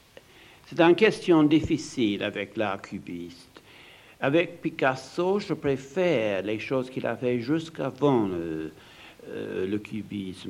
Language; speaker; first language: French; non-native, fluent; English